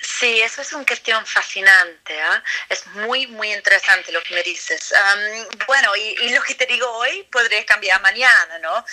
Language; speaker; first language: Spanish; non-native, fluent; English